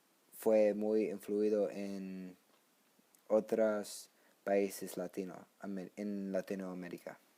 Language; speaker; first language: Spanish; non-native, learner; English